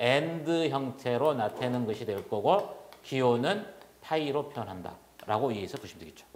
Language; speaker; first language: Korean; native; Korean